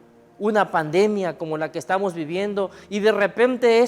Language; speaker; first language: Spanish; native; Spanish